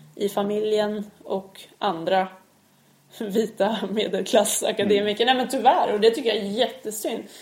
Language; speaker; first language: Swedish; native; Swedish